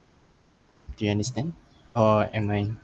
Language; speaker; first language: English; non-native, local second language; Malay